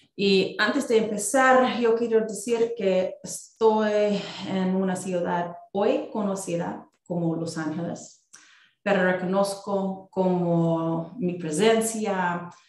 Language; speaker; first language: Spanish; non-native, fluent; English